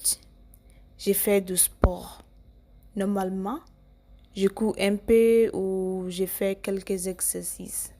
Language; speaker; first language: French; non-native, learner; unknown